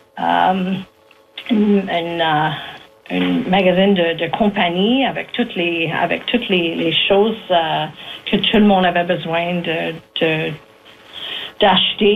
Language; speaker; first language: French; native; French